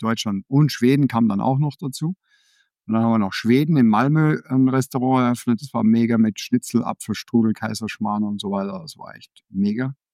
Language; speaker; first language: German; early bilingual, other home language; Danish